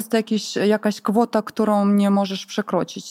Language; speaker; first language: Polish; non-native, fluent; Ukrainian